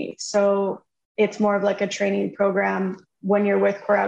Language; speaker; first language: English; native; English